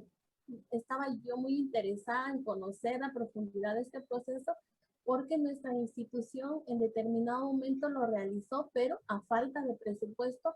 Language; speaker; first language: Spanish; native; Spanish